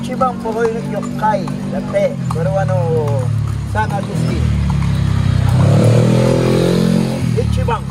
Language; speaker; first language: Japanese; non-native, learner; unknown